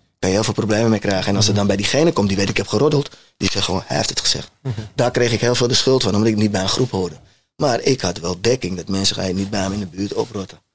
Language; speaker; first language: Dutch; native; Dutch